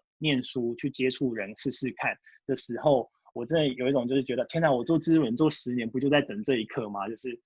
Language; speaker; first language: Chinese; early bilingual, heritage; Japanese